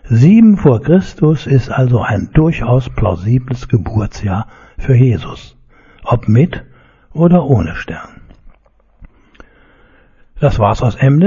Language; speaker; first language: German; native; German